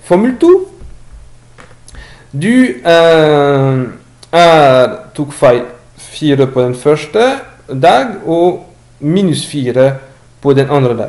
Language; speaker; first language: Norwegian; non-native, learner; French